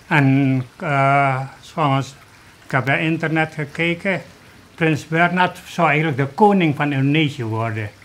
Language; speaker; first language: Dutch; early bilingual, other home language; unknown